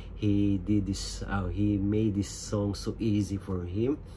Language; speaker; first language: English; non-native, local second language; Filipino